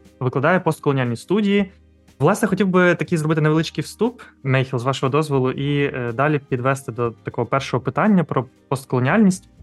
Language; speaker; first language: Ukrainian; native; Ukrainian